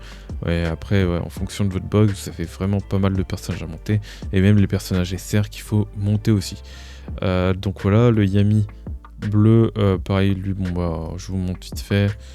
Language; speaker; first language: French; native; French